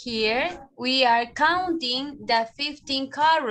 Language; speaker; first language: English; non-native, learner; Spanish